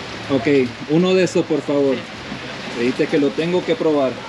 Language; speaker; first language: Spanish; early bilingual, heritage; Spanish